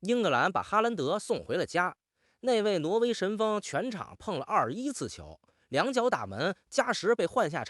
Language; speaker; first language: Chinese; native; Chinese